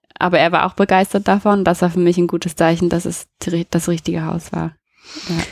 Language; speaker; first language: German; non-native, fluent; English